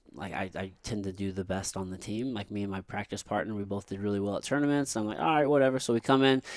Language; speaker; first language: English; native; English